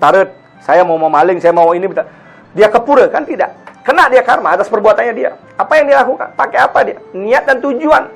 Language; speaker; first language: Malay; non-native, local second language; Balinese